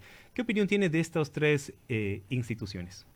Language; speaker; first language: Spanish; native; Spanish